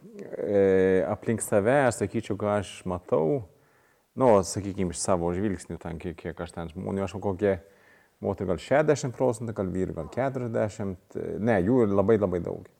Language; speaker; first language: Lithuanian; non-native, fluent; Swedish